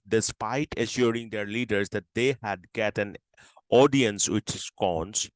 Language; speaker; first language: English; non-native, local second language; Assamese